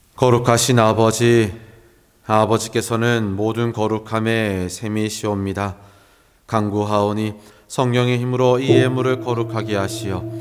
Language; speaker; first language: Korean; native; Korean